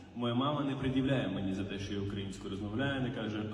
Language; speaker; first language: Ukrainian; non-native, local second language; Russian